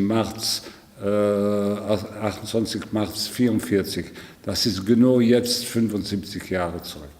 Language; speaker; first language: German; non-native, learner; French